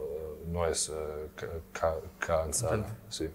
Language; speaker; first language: Spanish; non-native, learner; Serbian